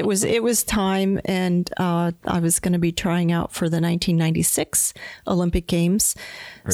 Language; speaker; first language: English; native; English